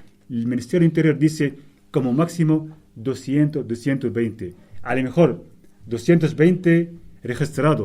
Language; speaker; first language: Spanish; non-native, fluent; Arabic